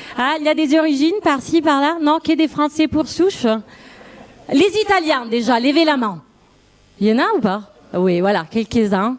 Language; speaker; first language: French; non-native, fluent; Italian